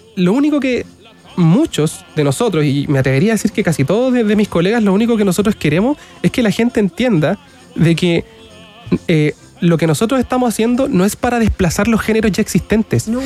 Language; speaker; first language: Spanish; native; Spanish